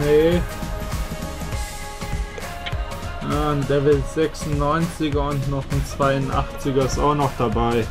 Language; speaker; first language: German; native; German